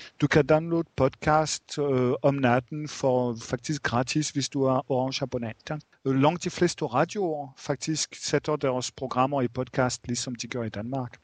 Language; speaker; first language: Danish; non-native, fluent; French